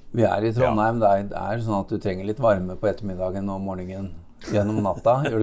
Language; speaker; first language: Norwegian; native; Norwegian